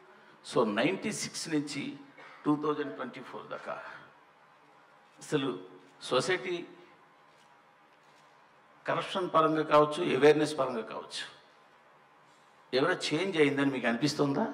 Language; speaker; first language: Telugu; native; Telugu